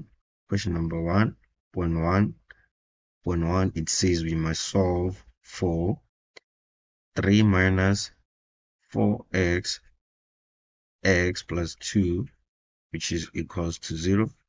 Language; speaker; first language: English; non-native, local second language; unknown